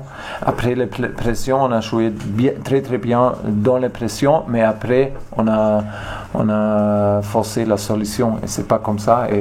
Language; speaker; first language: French; non-native, learner; German